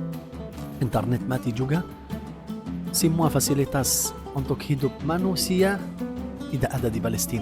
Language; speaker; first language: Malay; non-native, fluent; Arabic